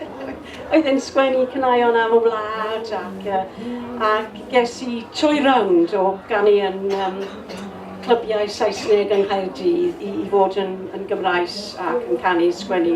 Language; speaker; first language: Welsh; non-native, local second language; English